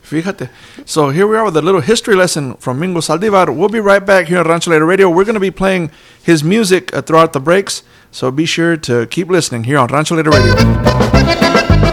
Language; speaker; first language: English; early bilingual, other home language; Spanish